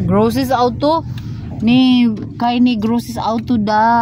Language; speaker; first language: German; non-native, learner; Cebuano